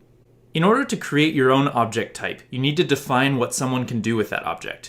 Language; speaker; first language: English; native; English